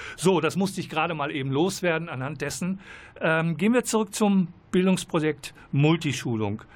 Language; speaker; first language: German; native; German